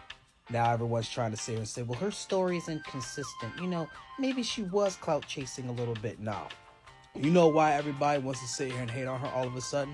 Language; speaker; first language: English; native; English